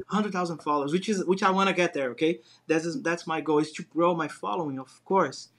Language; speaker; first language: English; non-native, fluent; Portuguese